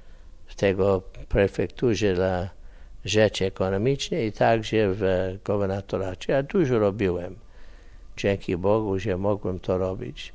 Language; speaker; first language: Polish; early bilingual, heritage; English